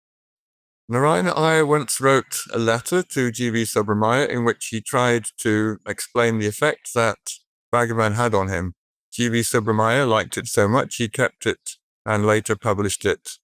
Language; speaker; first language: English; native; English